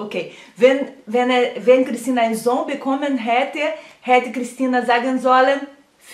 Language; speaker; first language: German; non-native, learner; Portuguese